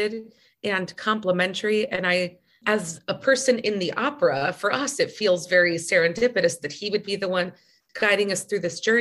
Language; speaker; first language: English; native; English